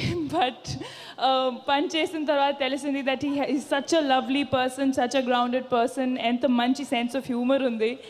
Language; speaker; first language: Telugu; non-native, fluent; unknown